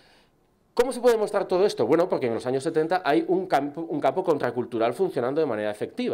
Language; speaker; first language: Spanish; native; Spanish